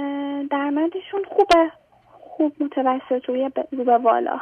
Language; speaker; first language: Persian; native; Persian